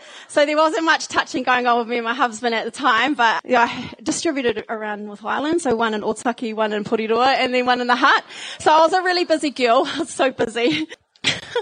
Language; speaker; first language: English; native; English